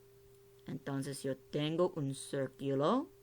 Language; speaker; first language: Spanish; non-native, learner; English